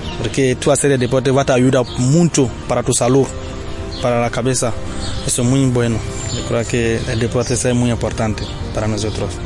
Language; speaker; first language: Spanish; non-native, learner; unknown